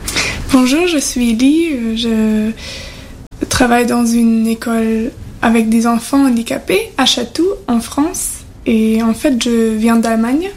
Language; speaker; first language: French; non-native, fluent; German